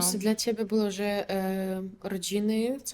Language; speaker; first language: Polish; non-native, fluent; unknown